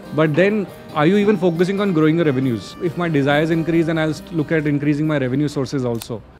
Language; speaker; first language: English; non-native, local second language; Hindi